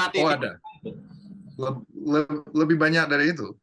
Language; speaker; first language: Indonesian; non-native, fluent; English